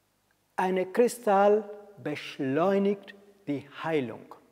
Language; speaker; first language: German; non-native, fluent; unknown